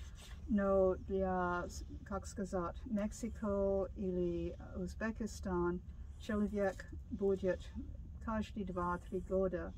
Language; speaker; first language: Russian; non-native, learner; English